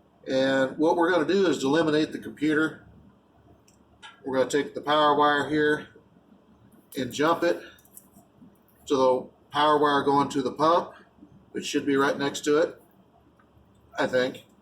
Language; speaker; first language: English; native; English